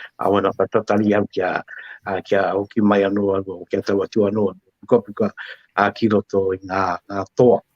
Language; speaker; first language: Māori; native; Māori